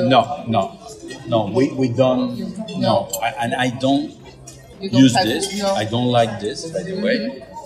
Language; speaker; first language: English; non-native, fluent; Spanish